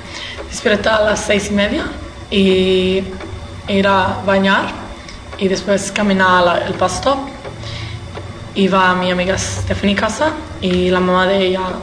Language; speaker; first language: Spanish; early bilingual, heritage; English